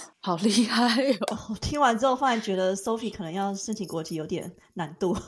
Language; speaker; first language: Chinese; native; Chinese